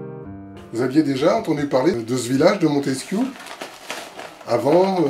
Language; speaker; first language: French; native; French